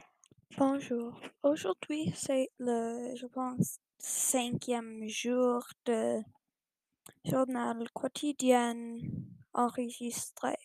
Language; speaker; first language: French; non-native, learner; English